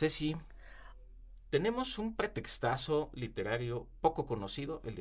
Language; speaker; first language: Spanish; native; Spanish